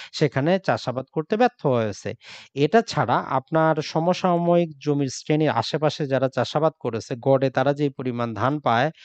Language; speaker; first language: Bangla; native; Bangla